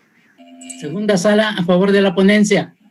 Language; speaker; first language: Spanish; native; Spanish